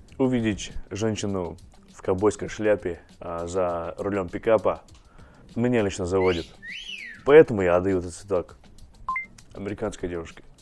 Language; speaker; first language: Russian; non-native, fluent; English